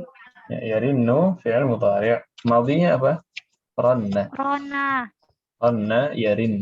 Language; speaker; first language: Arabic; non-native, fluent; Indonesian